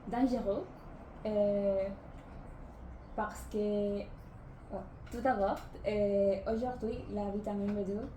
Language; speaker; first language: French; non-native, learner; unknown